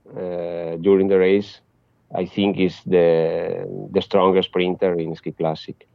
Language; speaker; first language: English; non-native, fluent; Italian